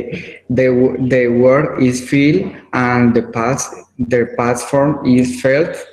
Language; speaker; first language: English; non-native, learner; Spanish